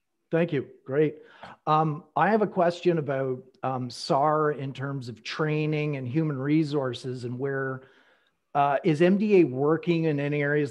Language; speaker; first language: English; native; English